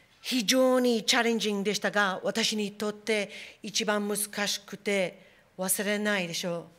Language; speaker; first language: Japanese; non-native, fluent; English